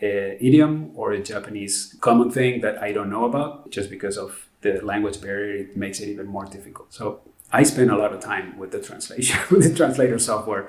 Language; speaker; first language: English; non-native, fluent; Spanish